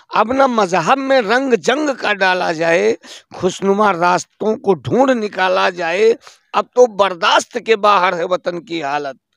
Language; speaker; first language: Hindi; native; Hindi